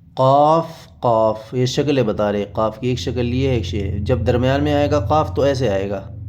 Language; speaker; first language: Urdu; native; Urdu